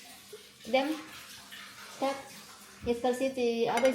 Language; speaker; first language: Danish; non-native, learner; Filipino